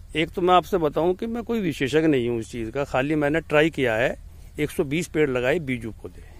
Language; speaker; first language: Hindi; native; Hindi